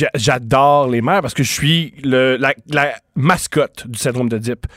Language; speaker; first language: French; native; French